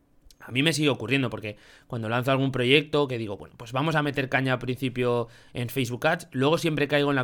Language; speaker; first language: Spanish; native; Spanish